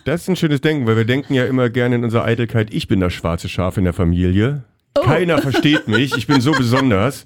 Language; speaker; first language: German; native; German